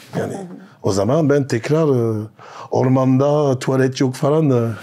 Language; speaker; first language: Turkish; non-native, learner; French